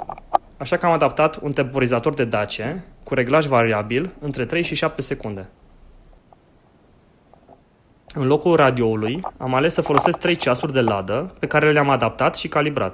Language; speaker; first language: Romanian; native; Romanian